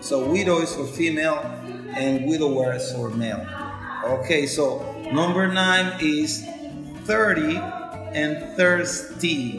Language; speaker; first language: English; non-native, fluent; Spanish